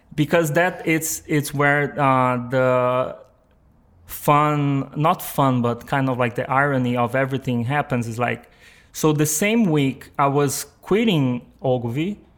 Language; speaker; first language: English; non-native, fluent; Portuguese